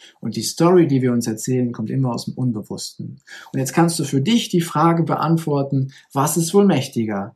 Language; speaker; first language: German; native; German